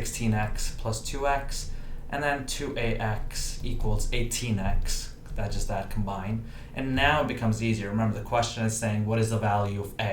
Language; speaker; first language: English; native; English